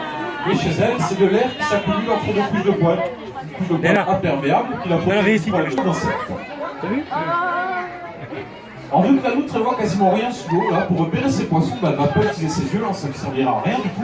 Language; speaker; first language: French; native; French